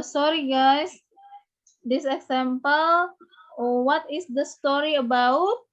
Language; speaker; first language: English; non-native, learner; Indonesian